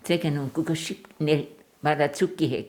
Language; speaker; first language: Korean; non-native, learner; German